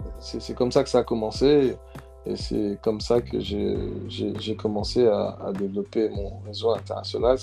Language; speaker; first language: French; early bilingual, other home language; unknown